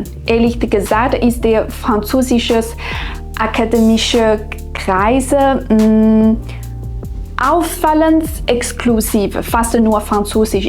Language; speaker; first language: German; non-native, fluent; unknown